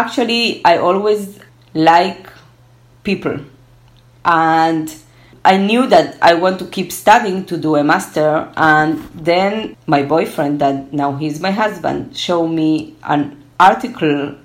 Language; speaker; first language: English; early bilingual, other home language; Spanish